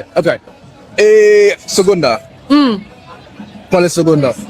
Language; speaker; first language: Portuguese; non-native, learner; English